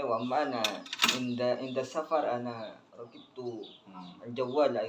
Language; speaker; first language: Arabic; non-native, learner; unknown